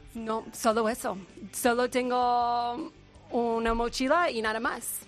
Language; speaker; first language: Spanish; non-native, fluent; English